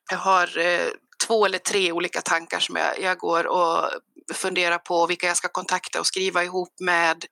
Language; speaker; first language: Swedish; native; Swedish